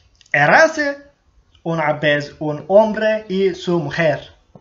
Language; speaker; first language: Spanish; non-native, learner; Turkish